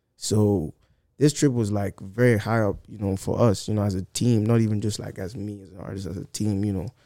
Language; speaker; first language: English; non-native, local second language; Akan